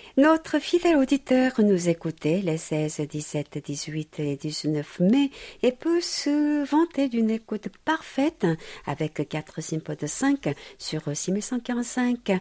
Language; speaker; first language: French; non-native, fluent; Korean